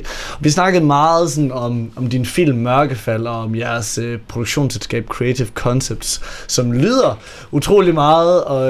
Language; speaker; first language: Danish; native; Danish